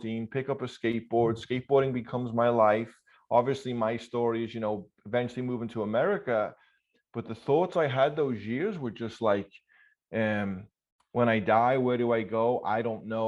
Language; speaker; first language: English; native; English